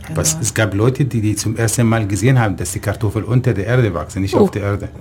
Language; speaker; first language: German; non-native, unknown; Arabic